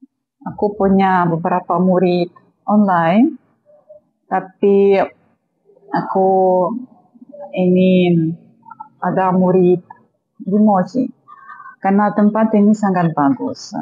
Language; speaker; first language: Indonesian; non-native, fluent; Russian